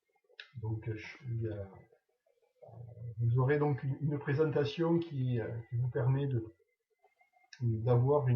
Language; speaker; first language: French; native; French